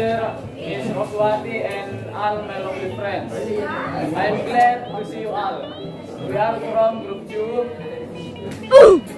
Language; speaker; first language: English; non-native, learner; Indonesian